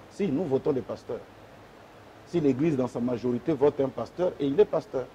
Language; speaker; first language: French; non-native, local second language; Lingala